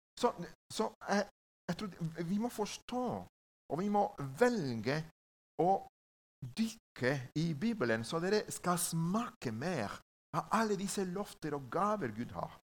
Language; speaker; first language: Norwegian; non-native, learner; Spanish